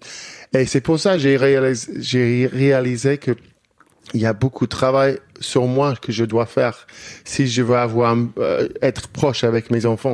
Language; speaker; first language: French; non-native, learner; English